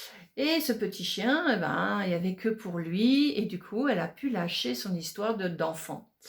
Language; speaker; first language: French; native; French